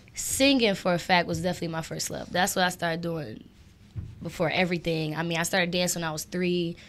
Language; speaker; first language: English; native; English